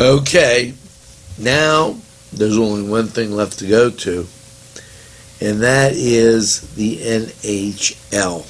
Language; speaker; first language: English; native; English